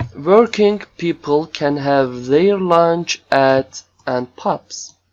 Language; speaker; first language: English; non-native, fluent; Turkish